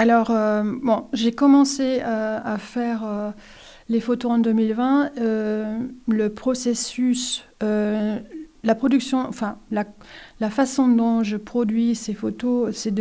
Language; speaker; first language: French; non-native, fluent; German